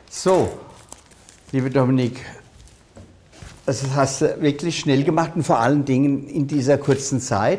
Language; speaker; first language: German; native; German